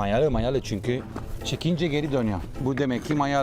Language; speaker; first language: Turkish; non-native, learner; Italian